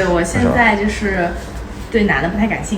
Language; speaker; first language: Chinese; native; Chinese